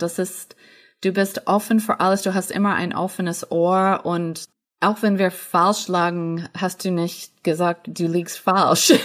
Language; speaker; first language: German; non-native, fluent; English